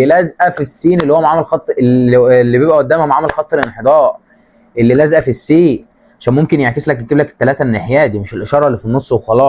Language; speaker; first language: Arabic; native; Arabic